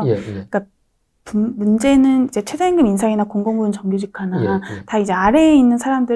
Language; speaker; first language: Korean; native; Korean